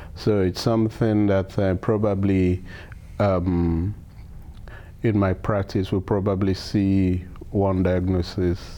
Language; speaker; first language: English; non-native, local second language; Igbo